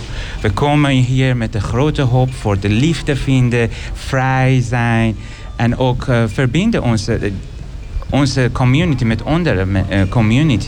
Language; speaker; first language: Dutch; non-native, learner; Persian